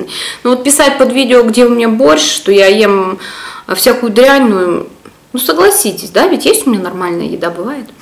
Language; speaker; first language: Russian; native; Russian